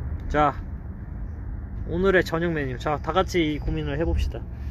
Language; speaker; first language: Korean; native; Korean